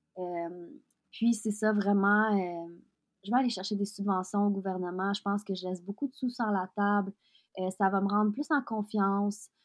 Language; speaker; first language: French; early bilingual, other home language; Russian